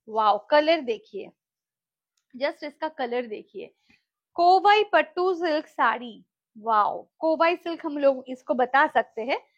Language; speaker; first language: Hindi; non-native, local second language; Bangla